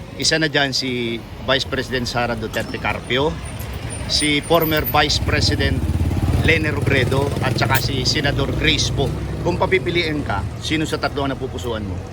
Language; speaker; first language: Filipino; native; Filipino